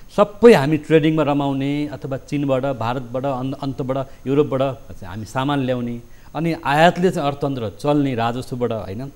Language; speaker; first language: Nepali; native; Nepali